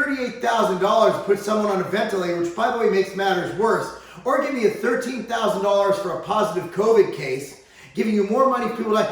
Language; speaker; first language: English; native; English